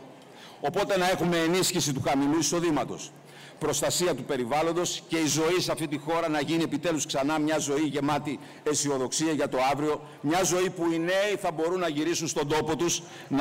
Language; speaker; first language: Greek; native; Greek